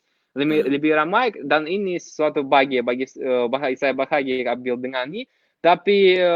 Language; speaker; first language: Indonesian; non-native, fluent; Russian